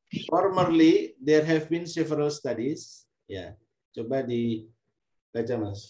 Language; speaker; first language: English; non-native, fluent; Indonesian